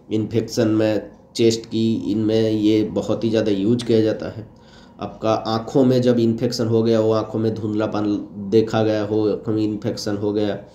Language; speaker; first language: Hindi; native; Hindi